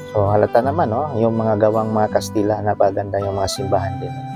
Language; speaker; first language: Filipino; native; Filipino